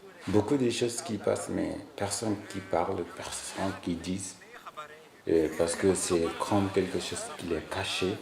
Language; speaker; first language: French; non-native, learner; Arabic